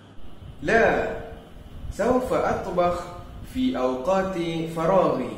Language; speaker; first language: Arabic; non-native, learner; Malay